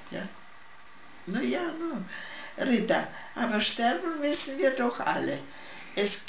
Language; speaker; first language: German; early bilingual, heritage; German